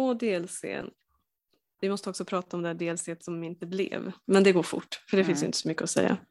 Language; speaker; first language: Swedish; native; Swedish